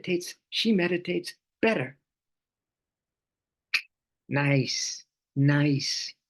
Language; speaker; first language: English; native; English